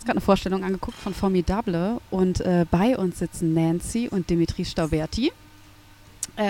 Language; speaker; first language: German; native; German